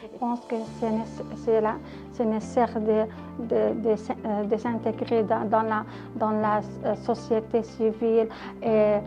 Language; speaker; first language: French; non-native, learner; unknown